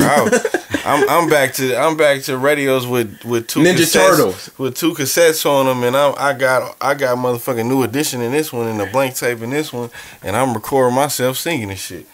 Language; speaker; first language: English; native; English